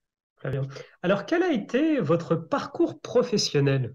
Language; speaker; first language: French; native; French